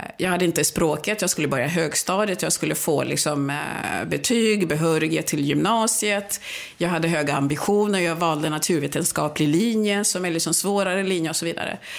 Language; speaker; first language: Swedish; early bilingual, other home language; Swahili